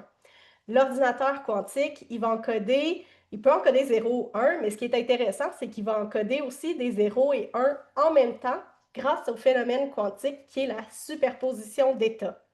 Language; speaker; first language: French; native; French